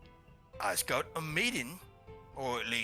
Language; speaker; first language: English; native; English